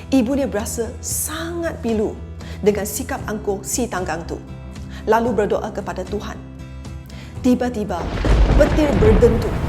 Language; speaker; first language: Malay; non-native, local second language; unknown